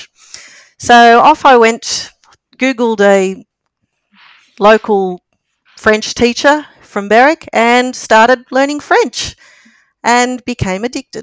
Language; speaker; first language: English; native; English